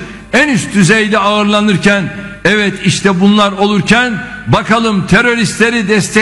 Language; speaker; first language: Turkish; native; Turkish